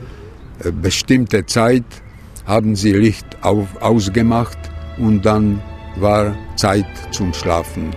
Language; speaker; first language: German; non-native, fluent; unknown